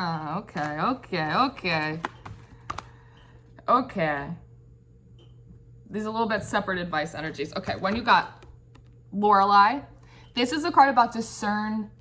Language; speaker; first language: English; native; English